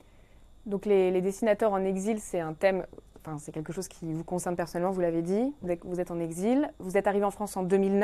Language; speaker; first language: French; native; French